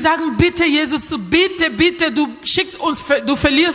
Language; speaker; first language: German; non-native, learner; French